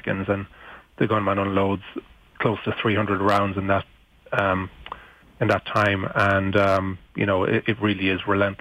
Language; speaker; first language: English; native; English